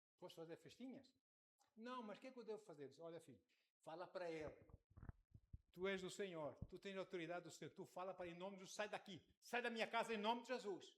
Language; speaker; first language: Portuguese; native; Portuguese